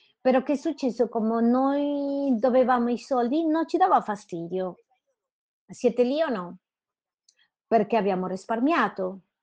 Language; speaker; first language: Italian; non-native, fluent; Spanish